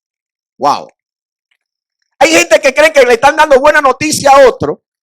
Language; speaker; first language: Spanish; native; Spanish